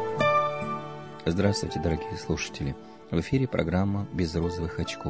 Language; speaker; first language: Russian; native; Russian